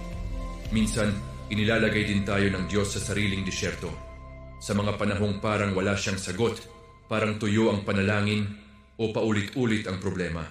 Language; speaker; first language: Filipino; native; Filipino